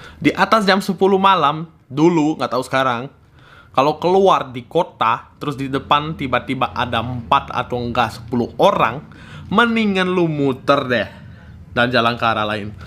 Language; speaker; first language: Indonesian; early bilingual, other home language; Russian